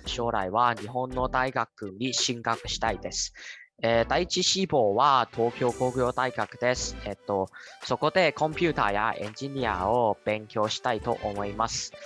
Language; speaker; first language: Japanese; non-native, learner; Cantonese